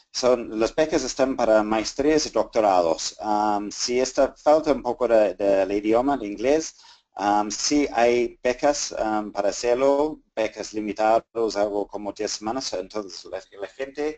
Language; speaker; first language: Spanish; non-native, fluent; English